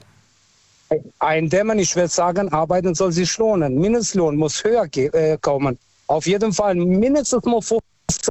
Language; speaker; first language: German; non-native, fluent; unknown